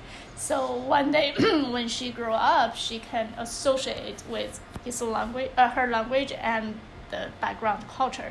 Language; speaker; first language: English; non-native, fluent; Chinese